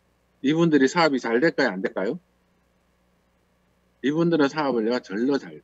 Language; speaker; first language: Korean; native; Korean